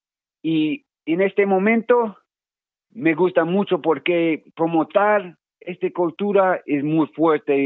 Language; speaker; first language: Spanish; non-native, learner; English